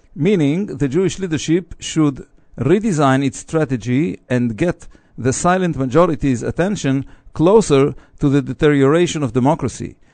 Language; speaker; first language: English; non-native, fluent; Hebrew